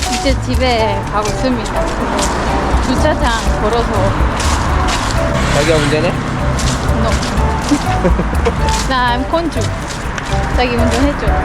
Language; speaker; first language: Korean; non-native, learner; Spanish